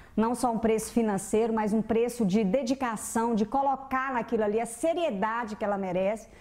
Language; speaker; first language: Portuguese; native; Portuguese